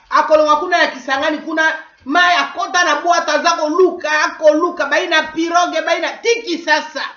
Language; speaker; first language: Lingala; non-native, local second language; Kongo